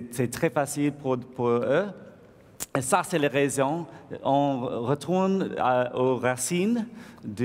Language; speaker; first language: French; non-native, learner; English